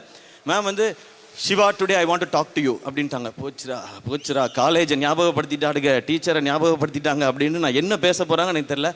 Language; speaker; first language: Tamil; native; Tamil